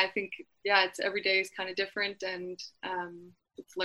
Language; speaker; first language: English; native; English